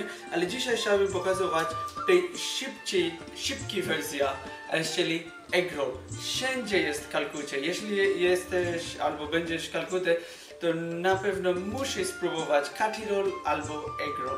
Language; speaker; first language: Polish; non-native, learner; Bangla